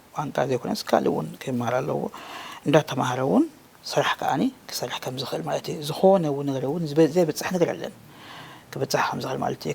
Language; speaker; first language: Tigrinya; non-native, local second language; Afar